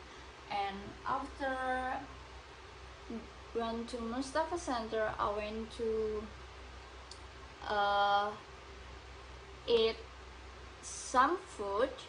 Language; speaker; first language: English; non-native, learner; Indonesian